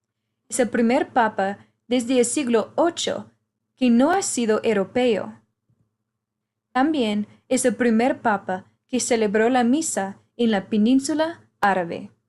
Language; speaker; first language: Spanish; non-native, learner; English